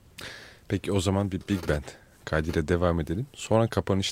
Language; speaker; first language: Turkish; native; Turkish